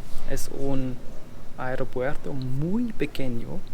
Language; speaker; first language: Spanish; non-native, learner; German